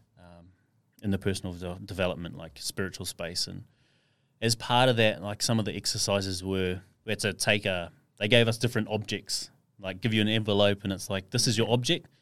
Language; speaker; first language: English; native; English